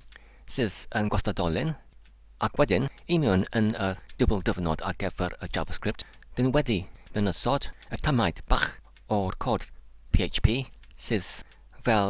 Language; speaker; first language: Welsh; non-native, learner; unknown